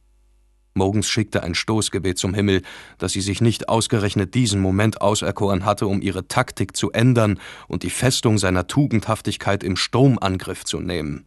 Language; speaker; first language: German; native; German